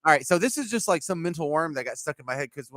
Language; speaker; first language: English; native; English